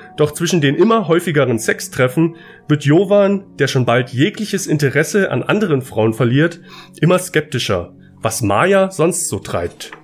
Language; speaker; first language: German; native; German